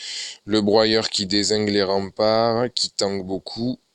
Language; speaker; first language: French; native; French